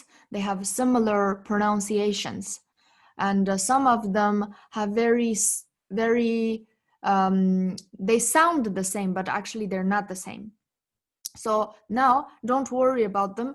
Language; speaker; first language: English; non-native, fluent; Tibetan